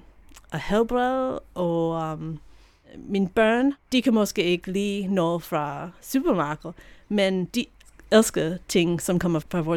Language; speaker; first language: Danish; non-native, fluent; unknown